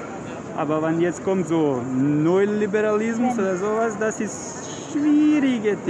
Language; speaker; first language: German; non-native, learner; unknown